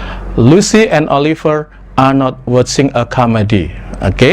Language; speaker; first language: English; non-native, fluent; Indonesian